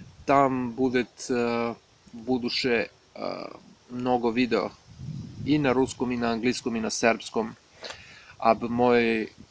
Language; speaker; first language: Russian; non-native, learner; Serbian